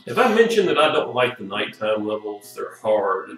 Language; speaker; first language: English; native; English